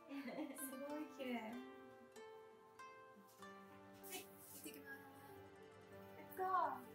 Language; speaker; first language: Japanese; non-native, learner; English